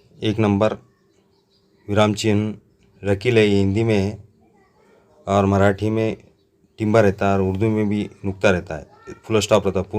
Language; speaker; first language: Hindi; non-native, local second language; Urdu